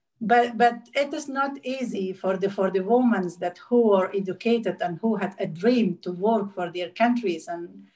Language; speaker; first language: English; non-native, learner; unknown